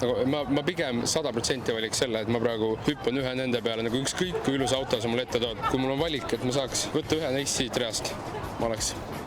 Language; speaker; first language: Estonian; native; Estonian